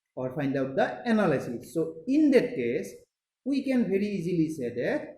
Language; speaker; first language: English; non-native, local second language; Assamese